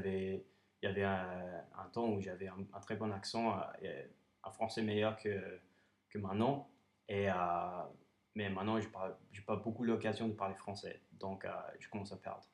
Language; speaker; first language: French; non-native, fluent; English